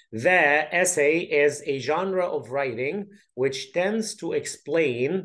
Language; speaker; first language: English; non-native, fluent; Arabic